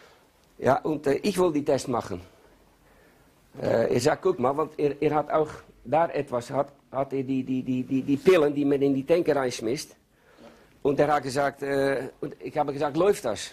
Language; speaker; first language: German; non-native, learner; Dutch